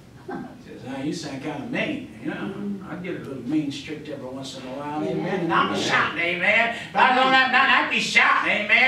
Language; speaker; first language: English; native; English